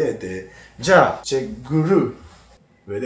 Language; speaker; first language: Italian; non-native, learner; Japanese